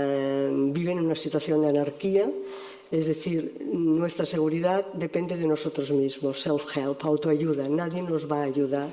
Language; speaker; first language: Spanish; non-native, local second language; Catalan